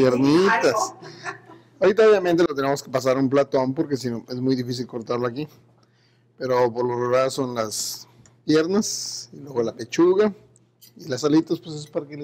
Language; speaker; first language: Spanish; native; Spanish